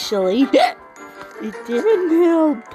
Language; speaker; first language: English; native; English